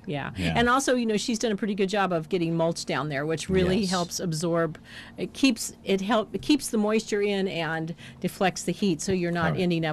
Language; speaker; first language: English; native; English